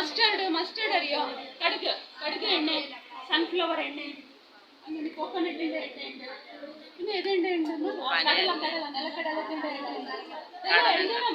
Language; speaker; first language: Malayalam; non-native, learner; Kannada